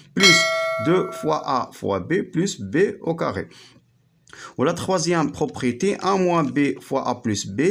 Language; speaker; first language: French; non-native, local second language; Arabic